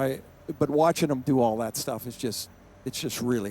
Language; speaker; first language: English; native; English